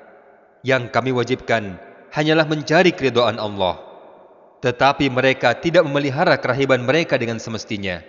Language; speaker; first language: Indonesian; native; Indonesian